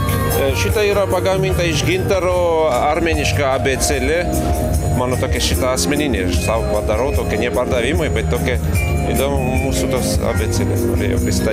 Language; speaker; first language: Lithuanian; non-native, learner; Armenian